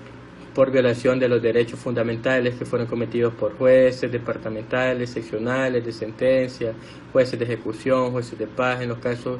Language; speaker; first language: Spanish; native; Spanish